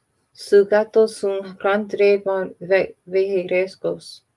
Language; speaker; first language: Spanish; non-native, learner; English